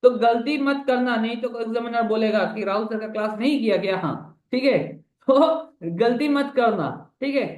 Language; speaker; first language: Hindi; non-native, local second language; Bangla